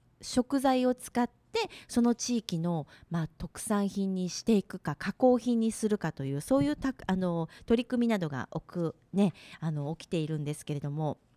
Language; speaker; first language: Japanese; native; Japanese